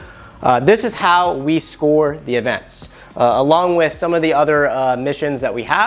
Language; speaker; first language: English; native; English